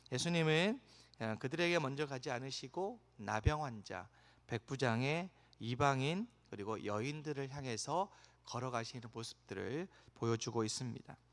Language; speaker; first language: Korean; native; Korean